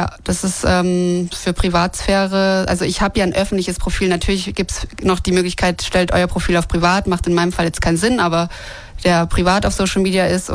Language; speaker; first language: German; native; German